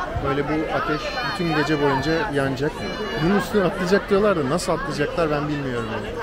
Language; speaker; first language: Turkish; native; Turkish